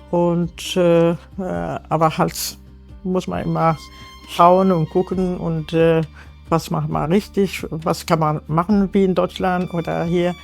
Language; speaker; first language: German; non-native, learner; Arabic